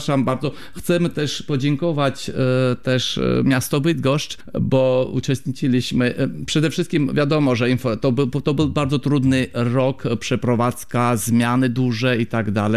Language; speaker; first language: Polish; non-native, fluent; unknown